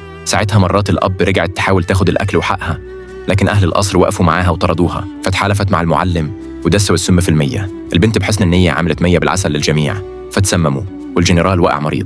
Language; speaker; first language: Arabic; native; Arabic